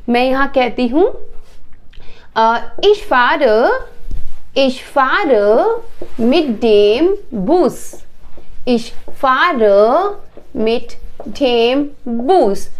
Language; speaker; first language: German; non-native, learner; Hindi